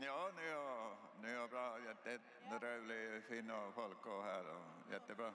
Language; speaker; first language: Swedish; non-native, learner; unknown